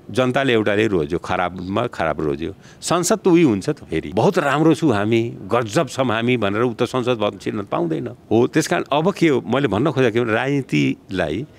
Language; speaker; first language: Nepali; non-native, local second language; Bhojpuri